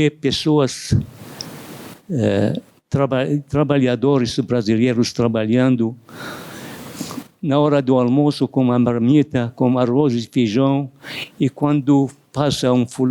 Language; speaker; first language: Portuguese; non-native, fluent; Arabic